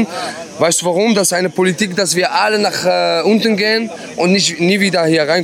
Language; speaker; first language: German; non-native, learner; Arabic